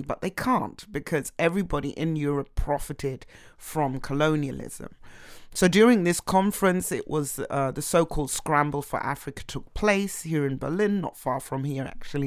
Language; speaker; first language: English; native; English